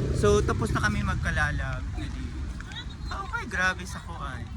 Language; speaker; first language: Filipino; non-native, local second language; Waray